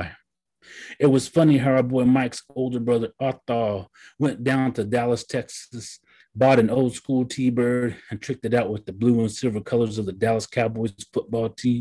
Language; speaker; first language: English; early bilingual, other home language; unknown